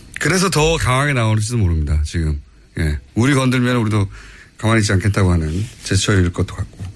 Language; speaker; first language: Korean; native; Korean